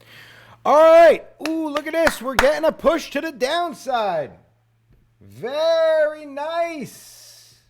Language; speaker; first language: English; native; English